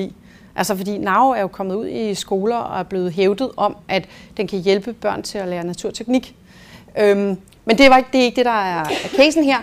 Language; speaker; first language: Danish; native; Danish